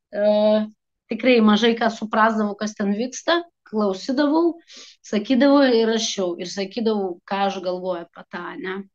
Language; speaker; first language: Lithuanian; non-native, local second language; Russian